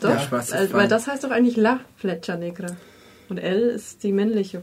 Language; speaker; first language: German; native; German